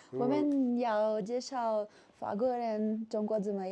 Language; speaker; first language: Chinese; non-native, learner; French